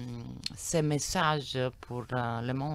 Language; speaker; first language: French; non-native, learner; Italian